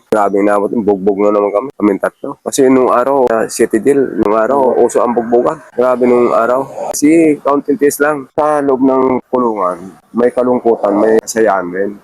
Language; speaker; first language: Filipino; non-native, local second language; Bikol